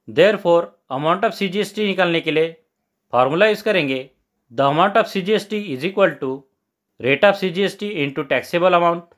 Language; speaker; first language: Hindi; non-native, local second language; Marathi